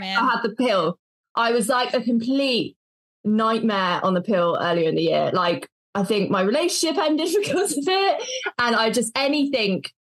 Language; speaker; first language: English; native; English